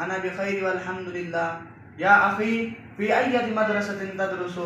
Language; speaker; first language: Arabic; non-native, learner; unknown